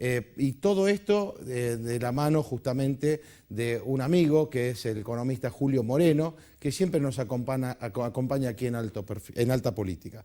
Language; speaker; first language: Spanish; native; Spanish